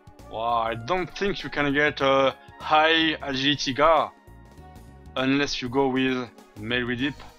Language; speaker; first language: English; non-native, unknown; French